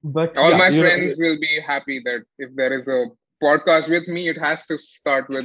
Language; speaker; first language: English; non-native, local second language; Malayalam